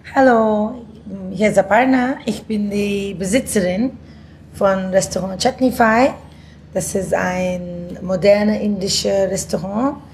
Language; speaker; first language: German; non-native, fluent; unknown